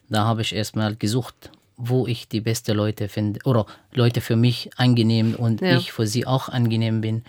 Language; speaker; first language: German; non-native, fluent; Arabic